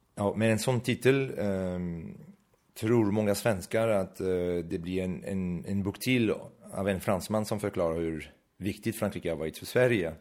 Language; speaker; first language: Swedish; non-native, fluent; French